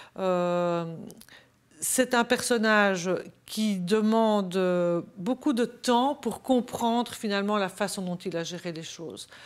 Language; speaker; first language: French; native; French